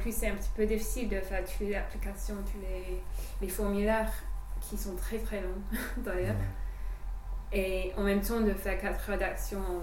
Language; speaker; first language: French; non-native, fluent; English